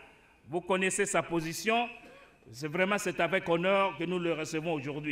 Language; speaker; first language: French; non-native, local second language; Lingala